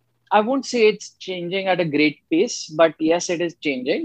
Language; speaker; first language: English; non-native, local second language; Marathi